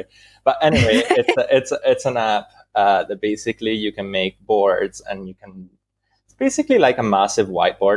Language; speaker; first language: English; non-native, fluent; Italian